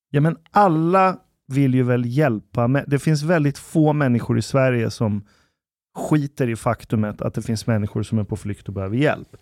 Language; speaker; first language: Swedish; early bilingual, other home language; Persian